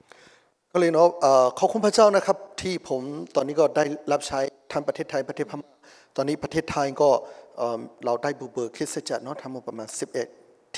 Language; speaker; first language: Thai; non-native, fluent; Burmese